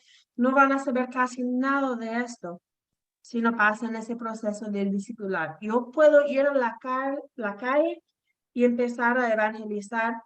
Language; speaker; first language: Spanish; non-native, fluent; English